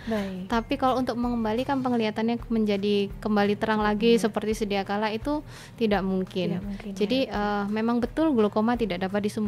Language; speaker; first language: Indonesian; native; Indonesian